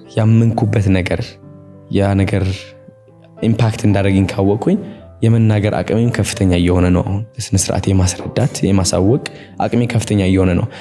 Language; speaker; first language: Amharic; early bilingual, heritage; Amharic